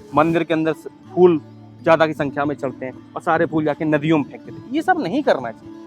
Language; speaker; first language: Hindi; native; Hindi